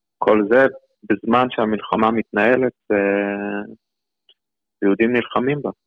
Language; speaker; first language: Hebrew; early bilingual, other home language; Russian